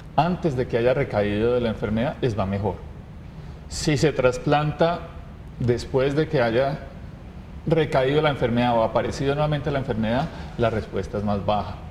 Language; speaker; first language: Spanish; native; Spanish